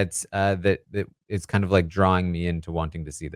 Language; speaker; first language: English; native; English